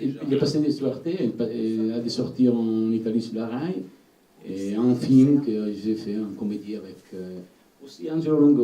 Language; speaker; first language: French; non-native, learner; Italian